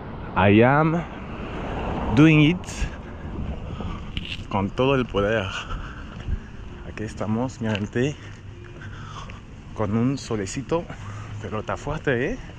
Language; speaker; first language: Spanish; non-native, learner; French